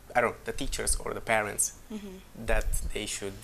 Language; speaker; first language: English; non-native, fluent; Romanian